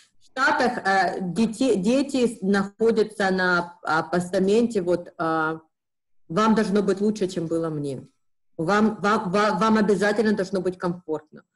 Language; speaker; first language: Russian; native; Russian